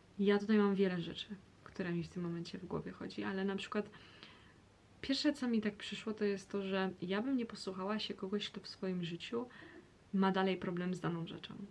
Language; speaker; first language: Polish; early bilingual, heritage; Polish